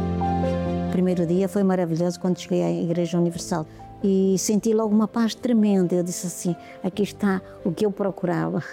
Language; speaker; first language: Portuguese; native; Portuguese